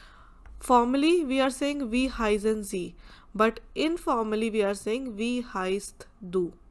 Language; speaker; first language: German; non-native, fluent; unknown